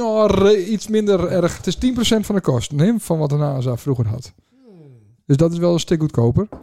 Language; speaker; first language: Dutch; native; Dutch